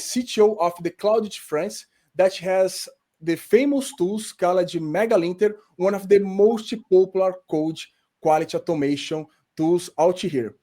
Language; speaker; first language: English; non-native, learner; Portuguese